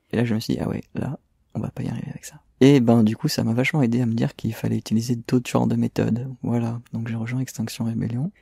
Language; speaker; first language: French; native; French